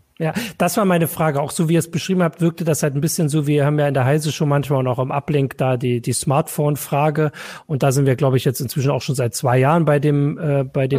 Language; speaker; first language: German; native; German